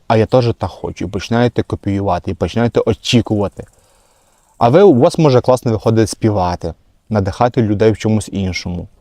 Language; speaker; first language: Ukrainian; non-native, local second language; Russian